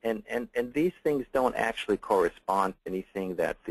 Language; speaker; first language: English; native; English